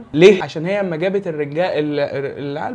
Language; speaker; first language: Arabic; native; Arabic